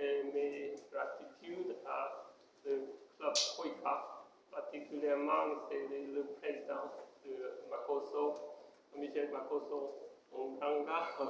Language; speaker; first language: French; non-native, fluent; Korean